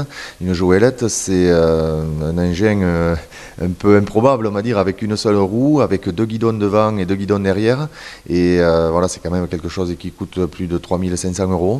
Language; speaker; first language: French; native; French